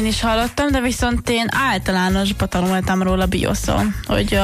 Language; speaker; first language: Hungarian; native; Hungarian